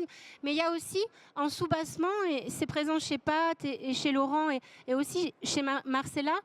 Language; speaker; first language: French; native; French